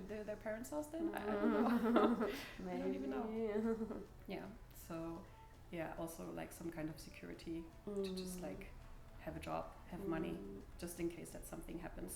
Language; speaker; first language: English; non-native, fluent; German